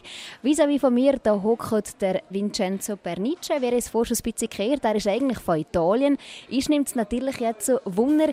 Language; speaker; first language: German; native; German